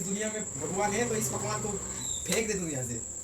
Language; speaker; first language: Hindi; non-native, local second language; Bangla